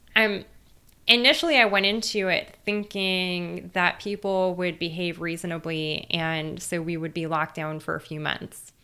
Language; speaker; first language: English; native; English